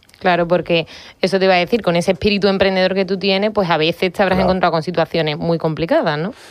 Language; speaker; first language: Spanish; native; Spanish